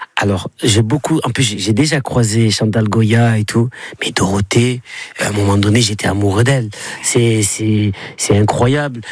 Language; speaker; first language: French; native; French